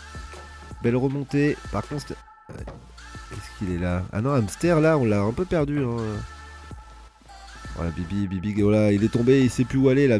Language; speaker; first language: French; native; French